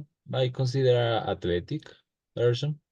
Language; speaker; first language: English; non-native, learner; Spanish